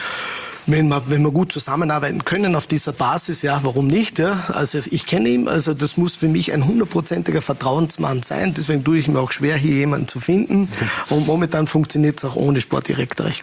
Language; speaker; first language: German; native; German